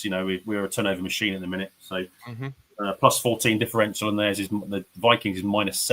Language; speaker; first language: English; native; English